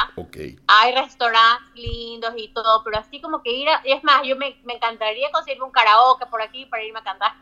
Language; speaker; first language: Spanish; native; Spanish